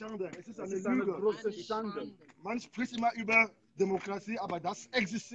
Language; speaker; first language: German; non-native, fluent; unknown